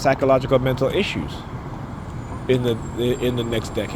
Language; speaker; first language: English; native; English